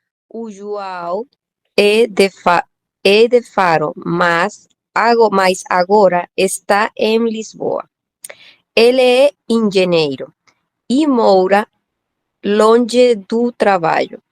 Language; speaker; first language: Portuguese; non-native, learner; Spanish